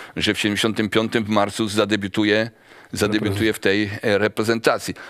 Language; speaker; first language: Polish; native; Polish